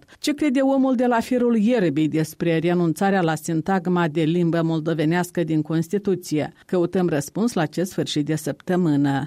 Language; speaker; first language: Romanian; native; Romanian